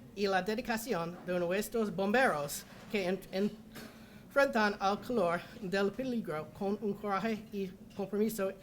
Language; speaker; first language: Spanish; non-native, learner; English